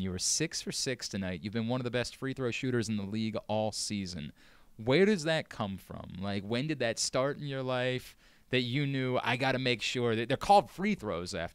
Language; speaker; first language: English; native; English